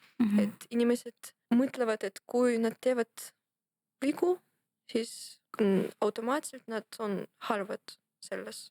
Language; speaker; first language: Estonian; non-native, local second language; Russian